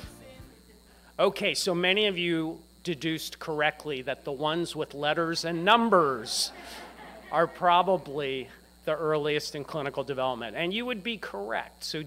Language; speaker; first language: English; native; English